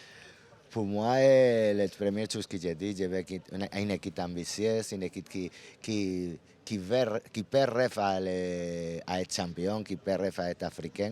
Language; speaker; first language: French; non-native, learner; Spanish